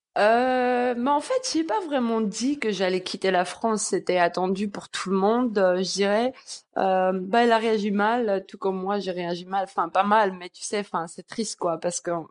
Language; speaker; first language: French; early bilingual, other home language; Georgian